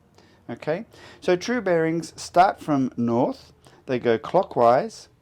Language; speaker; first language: English; native; English